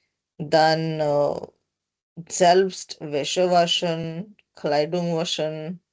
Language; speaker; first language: German; non-native, learner; Hindi